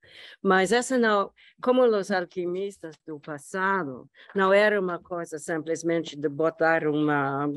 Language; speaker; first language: Portuguese; non-native, fluent; English